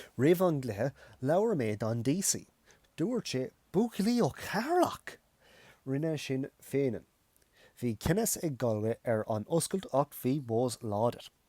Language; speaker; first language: Irish; non-native, local second language; English